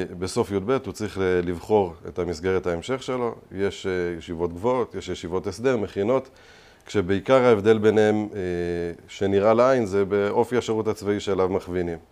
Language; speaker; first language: Hebrew; native; Hebrew